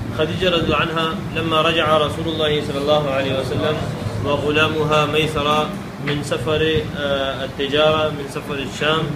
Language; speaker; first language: Arabic; non-native, fluent; Urdu